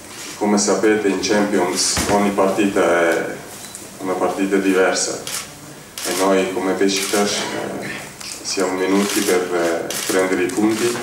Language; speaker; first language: Italian; non-native, fluent; Turkish